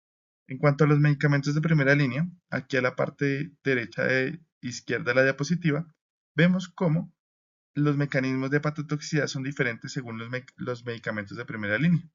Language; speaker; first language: Spanish; native; Spanish